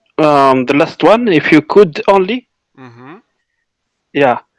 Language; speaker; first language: English; non-native, local second language; Arabic